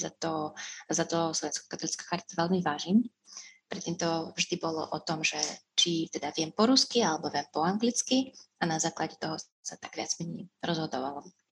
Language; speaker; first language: Slovak; non-native, fluent; Russian